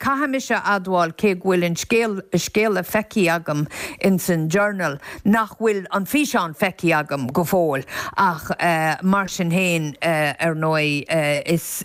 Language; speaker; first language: Irish; native; Irish